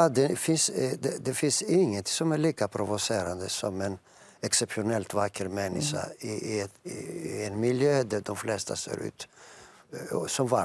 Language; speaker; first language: Swedish; non-native, fluent; Greek